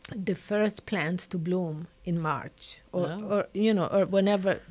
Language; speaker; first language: English; non-native, fluent; Italian